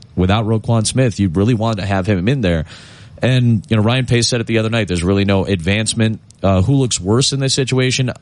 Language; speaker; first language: English; native; English